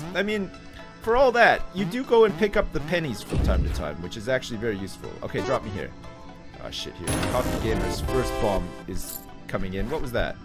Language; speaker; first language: English; native; English